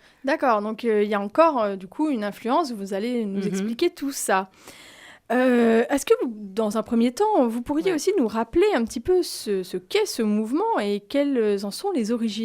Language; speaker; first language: French; native; French